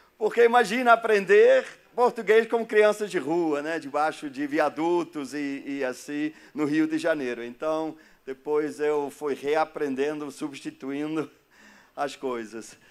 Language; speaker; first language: Portuguese; non-native, fluent; German